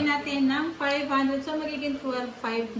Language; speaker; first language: Filipino; native; Filipino